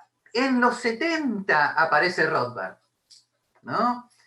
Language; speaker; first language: Spanish; native; Spanish